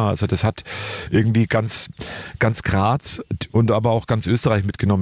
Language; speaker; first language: German; native; German